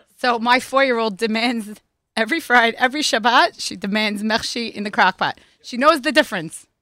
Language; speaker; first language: English; native; English